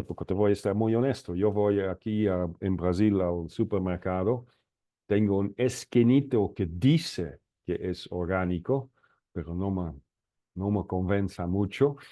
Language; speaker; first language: Spanish; non-native, fluent; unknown